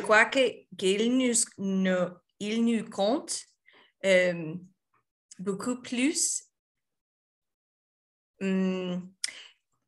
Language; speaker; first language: French; non-native, learner; Spanish